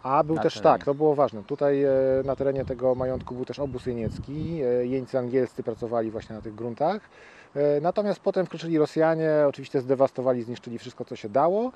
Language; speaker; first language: Polish; native; Polish